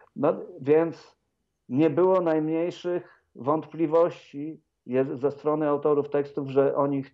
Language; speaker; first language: Polish; native; Polish